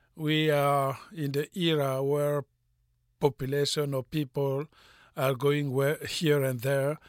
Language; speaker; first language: English; non-native, fluent; French